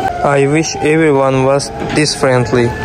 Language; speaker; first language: English; non-native, learner; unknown